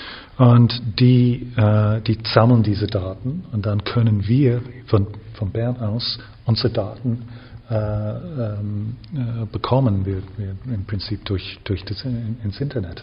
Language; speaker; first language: German; non-native, fluent; English